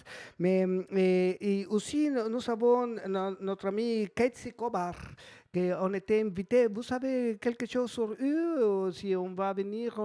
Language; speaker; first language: French; non-native, learner; Spanish